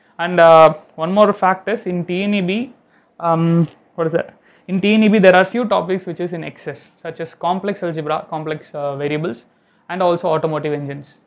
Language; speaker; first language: English; non-native, local second language; Tamil